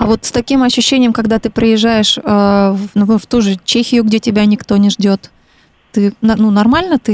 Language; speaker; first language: Russian; native; Russian